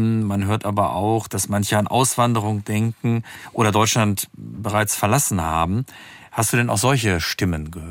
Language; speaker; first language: German; native; German